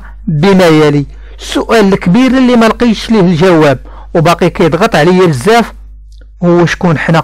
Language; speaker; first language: Arabic; native; Arabic